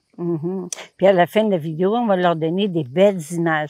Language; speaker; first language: French; native; French